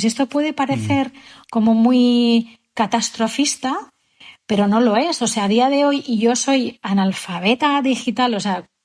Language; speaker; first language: Spanish; native; Spanish